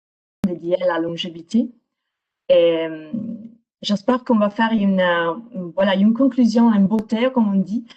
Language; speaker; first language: French; non-native, fluent; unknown